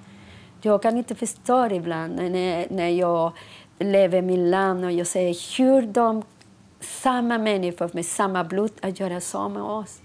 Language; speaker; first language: Swedish; non-native, learner; Spanish